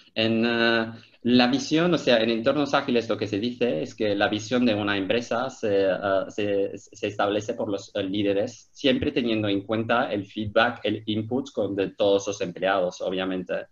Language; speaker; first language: Spanish; non-native, fluent; Turkish